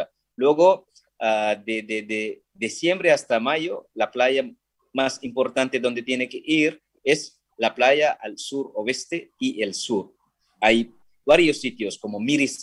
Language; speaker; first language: Spanish; non-native, fluent; Sinhala